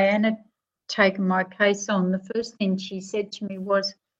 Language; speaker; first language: English; native; English